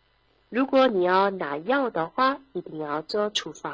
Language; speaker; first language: Chinese; non-native, fluent; Korean